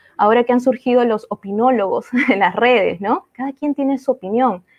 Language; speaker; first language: Spanish; native; Spanish